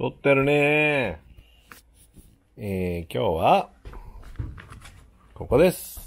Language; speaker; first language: Japanese; native; Japanese